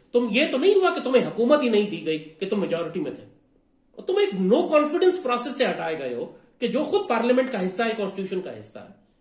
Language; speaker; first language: Urdu; native; Urdu